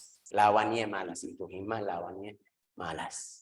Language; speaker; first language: Indonesian; non-native, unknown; Arabic